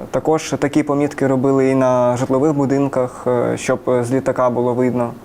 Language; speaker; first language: Ukrainian; native; Ukrainian